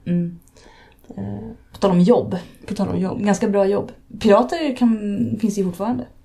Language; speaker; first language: Swedish; native; Swedish